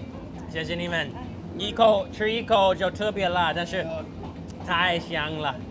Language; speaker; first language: Chinese; non-native, fluent; English